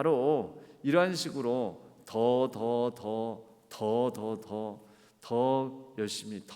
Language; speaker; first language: Korean; native; Korean